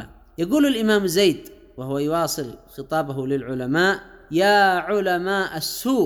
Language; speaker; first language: Arabic; native; Arabic